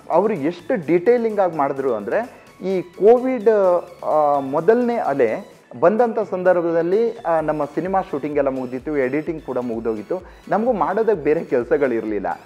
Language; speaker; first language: Kannada; native; Kannada